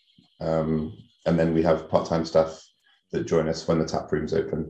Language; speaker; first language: English; native; English